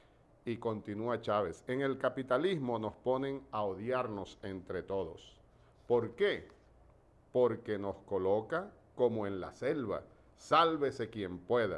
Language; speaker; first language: Spanish; native; Spanish